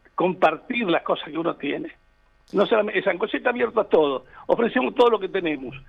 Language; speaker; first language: Spanish; native; Spanish